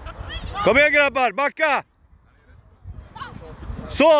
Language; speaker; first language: Swedish; non-native, fluent; Turkish